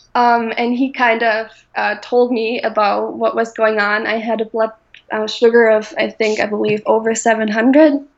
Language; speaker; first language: English; non-native, fluent; German